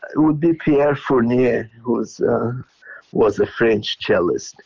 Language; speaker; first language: English; non-native, fluent; Portuguese